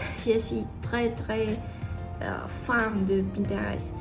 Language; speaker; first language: French; non-native, learner; Spanish